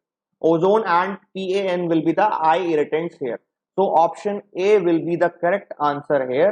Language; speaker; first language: English; non-native, local second language; Hindi